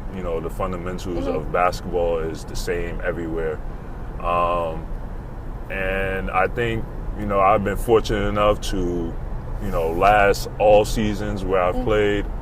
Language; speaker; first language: English; native; English